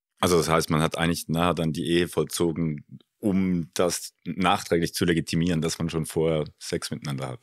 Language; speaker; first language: German; native; German